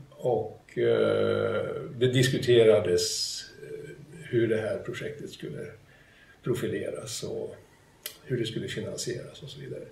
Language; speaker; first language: Swedish; native; Swedish